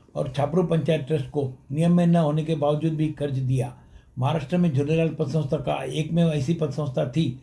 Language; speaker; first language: Hindi; non-native, local second language; Sindhi